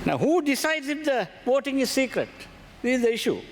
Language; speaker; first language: English; non-native, local second language; Sinhala